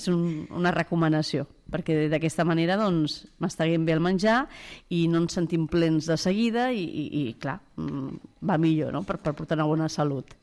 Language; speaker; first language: Catalan; native; Catalan